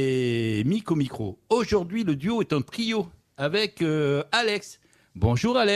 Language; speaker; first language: French; native; French